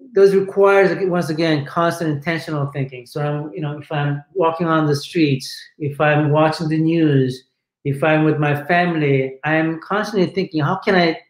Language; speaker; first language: English; non-native, fluent; Portuguese